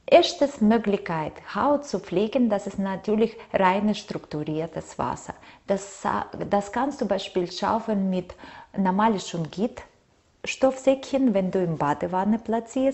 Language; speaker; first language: German; non-native, fluent; Russian